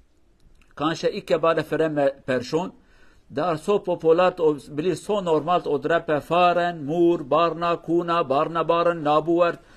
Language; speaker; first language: Norwegian; non-native, fluent; Kurdish